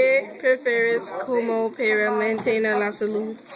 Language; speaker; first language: Spanish; non-native, learner; English